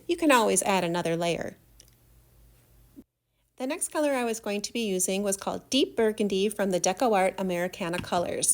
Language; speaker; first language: English; native; English